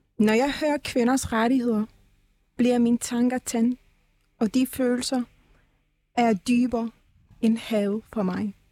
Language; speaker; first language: Danish; early bilingual, other home language; Persian